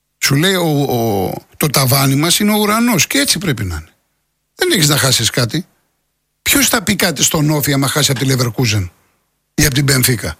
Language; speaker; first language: Greek; native; Greek